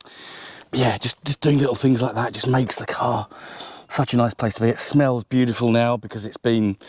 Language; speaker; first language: English; native; English